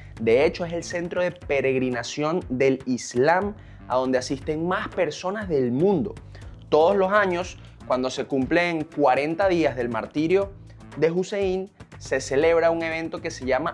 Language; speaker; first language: Spanish; native; Spanish